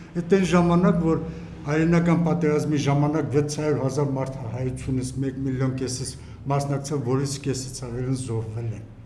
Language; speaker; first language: Armenian; native; Armenian